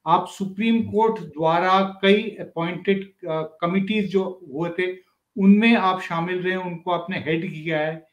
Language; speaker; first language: Hindi; native; Hindi